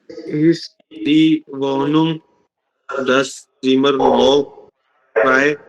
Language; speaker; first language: German; non-native, learner; Urdu